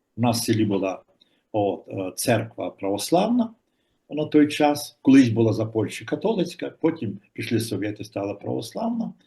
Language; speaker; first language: Ukrainian; native; Ukrainian